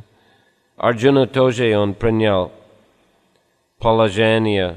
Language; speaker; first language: Russian; non-native, fluent; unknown